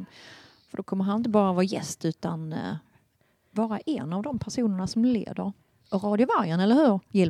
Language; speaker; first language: Swedish; native; Swedish